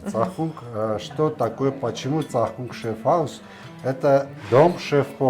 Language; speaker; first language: Russian; non-native, local second language; Armenian